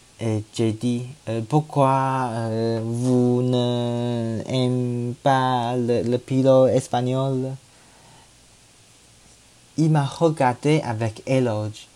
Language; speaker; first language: French; non-native, learner; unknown